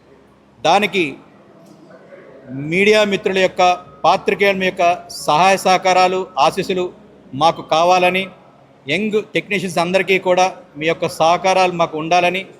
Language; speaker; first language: Telugu; native; Telugu